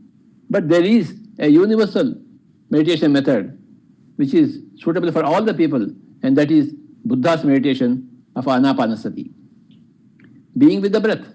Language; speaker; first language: English; non-native, fluent; Telugu